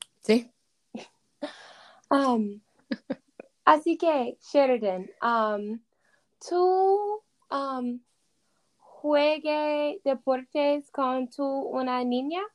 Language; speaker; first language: Spanish; non-native, learner; English